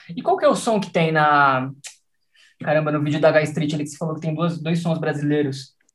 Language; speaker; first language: Portuguese; native; Portuguese